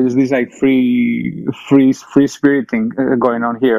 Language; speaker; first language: English; non-native, fluent; Greek